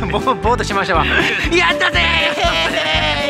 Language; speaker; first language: Japanese; native; Japanese